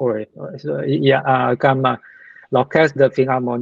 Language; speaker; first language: French; non-native, learner; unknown